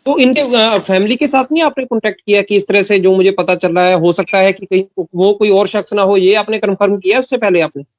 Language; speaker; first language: Hindi; non-native, local second language; Punjabi